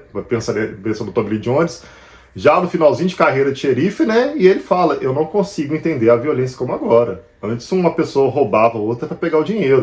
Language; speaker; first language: Portuguese; native; Portuguese